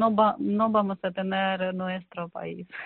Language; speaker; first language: Spanish; non-native, learner; Ukrainian